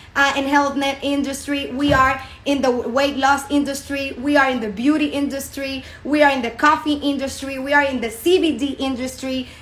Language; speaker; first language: English; non-native, fluent; Spanish